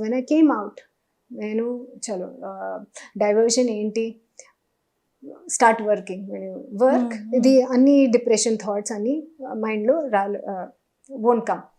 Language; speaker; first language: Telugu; non-native, learner; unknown